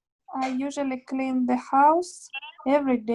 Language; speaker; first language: English; non-native, learner; Russian